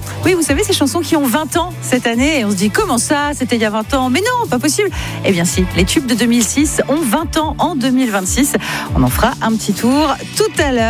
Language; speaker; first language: French; native; French